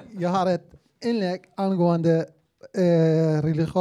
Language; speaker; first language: Swedish; non-native, learner; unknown